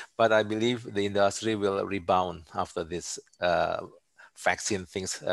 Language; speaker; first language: English; non-native, fluent; Indonesian